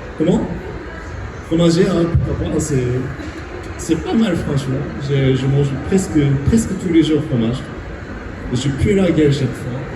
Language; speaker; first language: French; non-native, fluent; Japanese